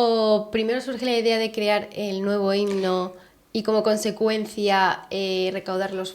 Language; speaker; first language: Spanish; native; Spanish